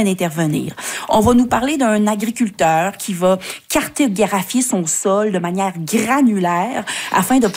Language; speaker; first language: French; native; French